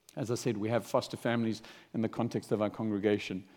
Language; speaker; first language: English; native; English